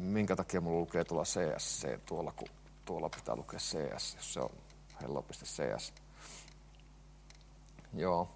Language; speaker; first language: Finnish; native; Finnish